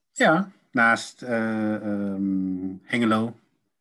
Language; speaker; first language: Dutch; non-native, learner; German